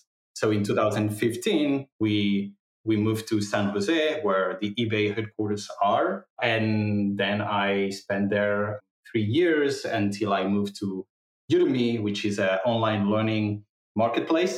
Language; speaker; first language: English; non-native, fluent; Catalan